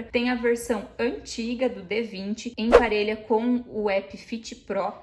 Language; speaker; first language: Portuguese; native; Portuguese